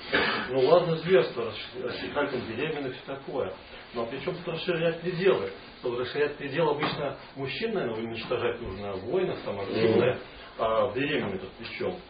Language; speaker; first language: Russian; native; Russian